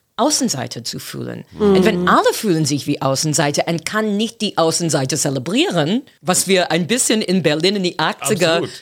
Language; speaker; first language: German; non-native, fluent; English